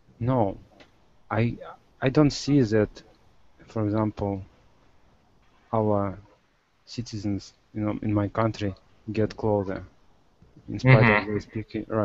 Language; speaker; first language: English; non-native, learner; Russian